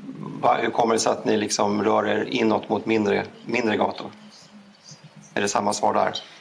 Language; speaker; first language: Swedish; native; Swedish